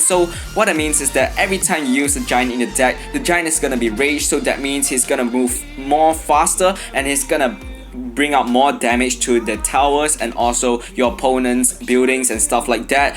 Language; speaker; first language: English; non-native, fluent; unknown